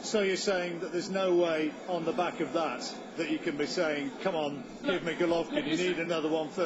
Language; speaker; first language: English; native; English